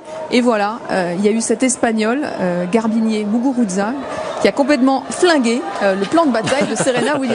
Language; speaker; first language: French; native; French